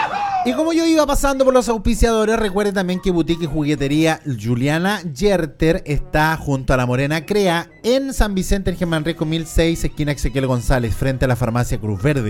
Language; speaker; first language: Spanish; native; Spanish